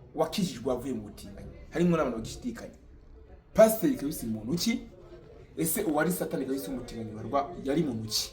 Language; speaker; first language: Kinyarwanda; early bilingual, heritage; Kinyarwanda